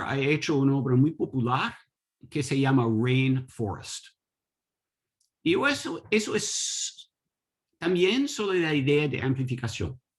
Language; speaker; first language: Spanish; non-native, learner; English